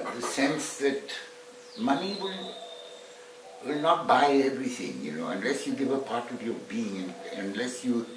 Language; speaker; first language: English; non-native, local second language; Hindi